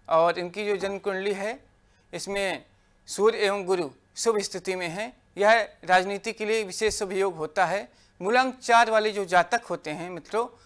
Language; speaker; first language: Hindi; native; Hindi